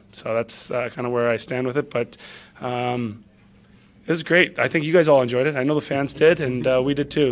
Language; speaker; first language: English; native; English